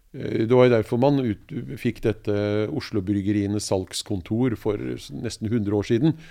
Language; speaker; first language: Norwegian; native; Norwegian